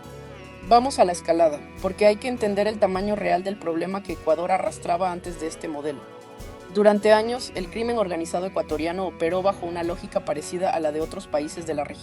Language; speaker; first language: Spanish; native; Spanish